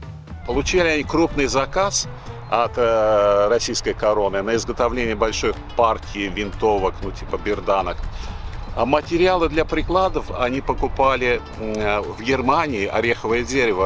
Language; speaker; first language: Russian; native; Russian